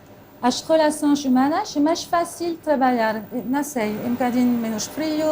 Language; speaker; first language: Portuguese; non-native, fluent; French